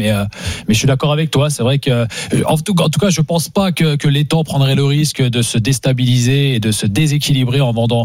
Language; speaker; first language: French; native; French